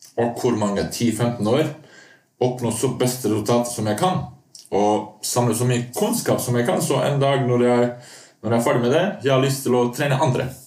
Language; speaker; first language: Norwegian; non-native, fluent; Bosnian